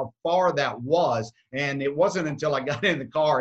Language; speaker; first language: English; native; English